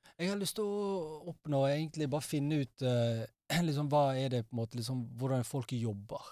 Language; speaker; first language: Norwegian; early bilingual, other home language; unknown